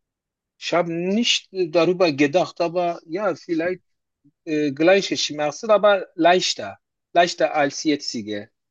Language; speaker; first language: German; non-native, learner; Turkish